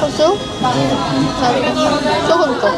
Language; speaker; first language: Korean; non-native, learner; Vietnamese